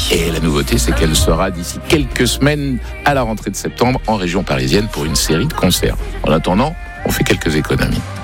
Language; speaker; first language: French; native; French